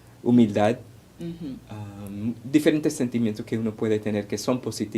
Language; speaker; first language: Spanish; early bilingual, heritage; Spanish